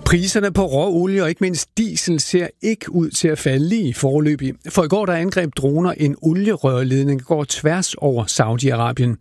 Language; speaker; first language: Danish; native; Danish